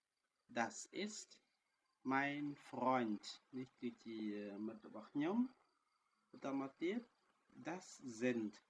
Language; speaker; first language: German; non-native, fluent; Khmer